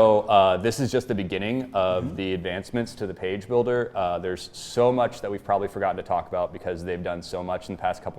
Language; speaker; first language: English; native; English